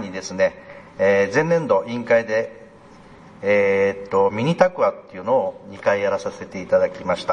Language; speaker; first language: Japanese; native; Japanese